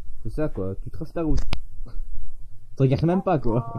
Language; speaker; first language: French; native; French